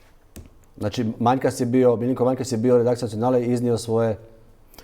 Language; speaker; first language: Croatian; native; Croatian